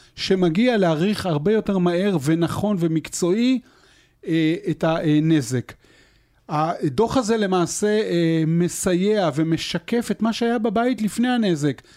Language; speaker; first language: Hebrew; native; Hebrew